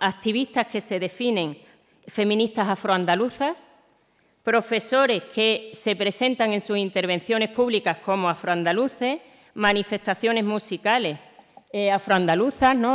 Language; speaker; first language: Spanish; native; Spanish